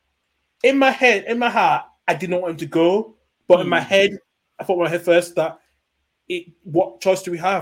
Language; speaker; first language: English; native; English